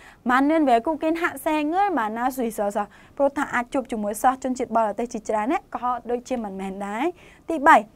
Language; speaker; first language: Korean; non-native, fluent; Khmer